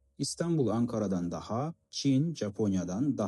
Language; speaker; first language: Turkish; non-native, fluent; Kazakh